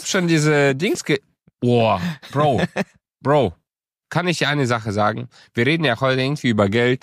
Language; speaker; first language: German; early bilingual, other home language; Romanian